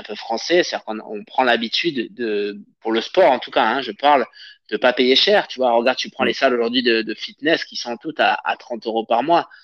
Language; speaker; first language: French; native; French